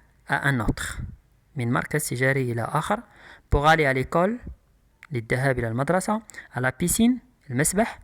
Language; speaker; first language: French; non-native, local second language; Arabic